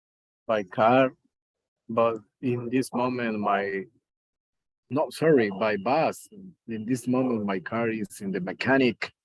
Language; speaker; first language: English; non-native, learner; Spanish